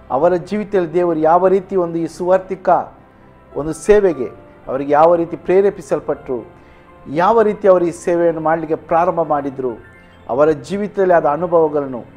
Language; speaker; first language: Kannada; native; Kannada